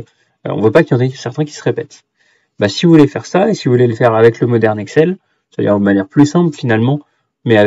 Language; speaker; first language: French; native; French